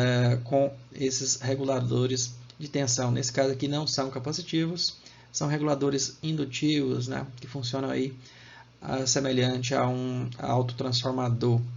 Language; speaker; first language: Portuguese; native; Portuguese